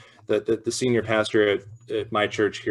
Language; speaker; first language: English; native; English